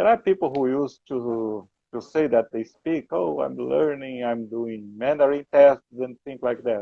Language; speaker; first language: English; non-native, learner; Portuguese